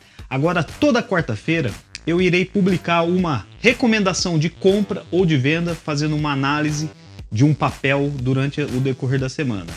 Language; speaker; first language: Portuguese; native; Portuguese